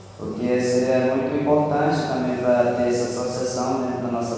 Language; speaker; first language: Portuguese; non-native, local second language; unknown